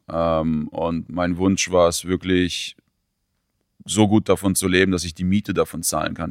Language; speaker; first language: German; early bilingual, other home language; Russian